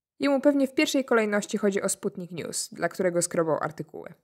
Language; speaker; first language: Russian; non-native, fluent; Polish